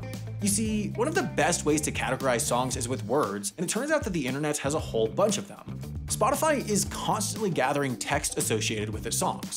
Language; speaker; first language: English; native; English